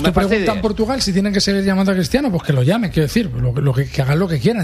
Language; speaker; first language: Spanish; native; Spanish